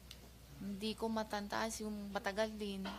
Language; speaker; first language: Filipino; non-native, learner; Chinese